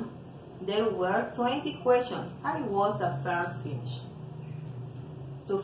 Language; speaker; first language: English; non-native, fluent; Spanish